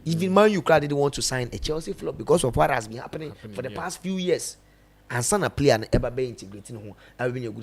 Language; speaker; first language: English; non-native, local second language; Akan